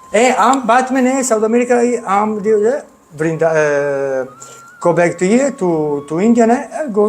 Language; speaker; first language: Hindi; non-native, learner; Italian